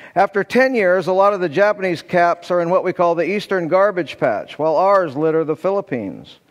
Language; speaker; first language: English; native; English